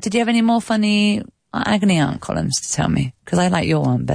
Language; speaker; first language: English; native; English